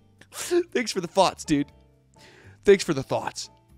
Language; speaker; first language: English; native; English